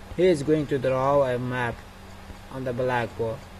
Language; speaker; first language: English; non-native, fluent; Persian